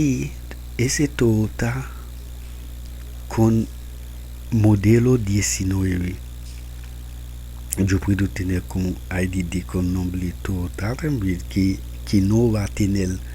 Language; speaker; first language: Spanish; non-native, learner; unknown